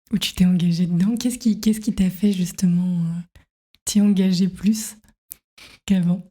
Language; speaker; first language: French; native; French